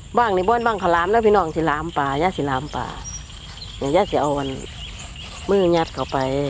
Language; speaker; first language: Thai; native; Thai